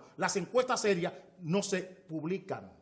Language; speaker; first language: Spanish; native; Spanish